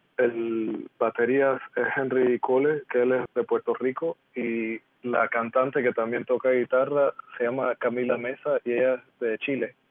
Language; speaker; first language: Spanish; early bilingual, heritage; Spanish